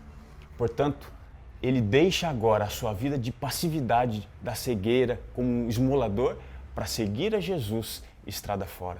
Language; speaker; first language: Portuguese; native; Portuguese